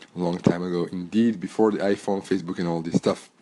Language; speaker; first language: English; non-native, fluent; French